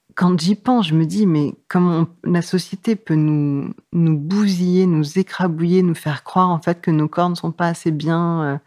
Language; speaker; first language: French; native; French